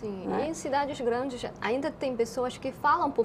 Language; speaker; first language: Portuguese; non-native, fluent; Chinese